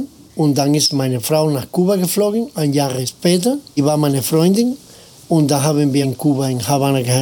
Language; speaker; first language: German; non-native, fluent; Spanish